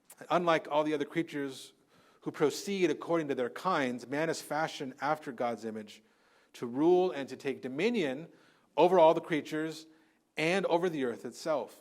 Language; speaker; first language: English; native; English